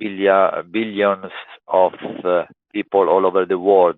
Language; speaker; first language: English; non-native, learner; Italian